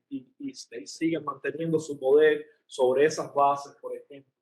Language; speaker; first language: Spanish; native; Spanish